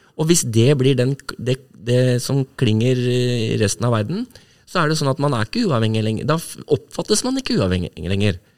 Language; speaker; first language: Norwegian; native; Norwegian